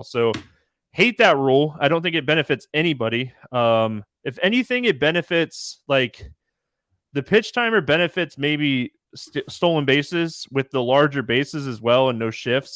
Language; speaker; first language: English; native; English